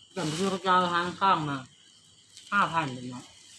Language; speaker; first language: Thai; native; Thai